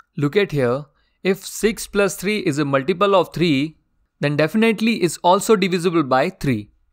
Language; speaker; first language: English; non-native, local second language; Hindi